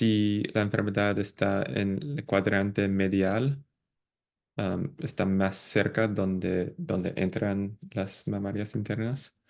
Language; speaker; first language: Spanish; non-native, fluent; English